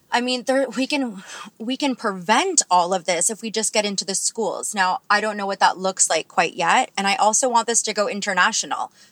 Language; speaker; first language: English; native; English